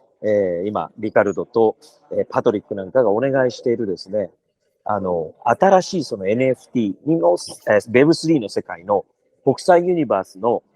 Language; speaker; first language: Japanese; native; Japanese